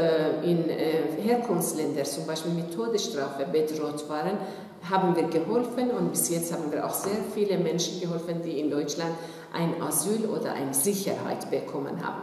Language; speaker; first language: German; non-native, fluent; Persian